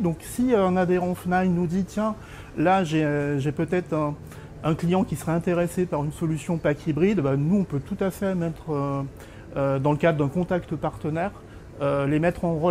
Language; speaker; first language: French; native; French